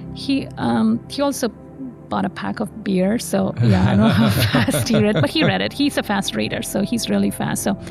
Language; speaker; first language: English; non-native, local second language; Tamil